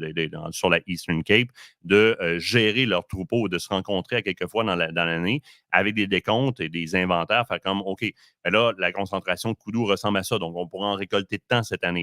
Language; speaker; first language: French; native; French